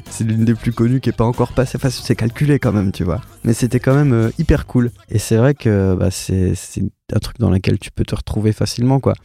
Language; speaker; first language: French; native; French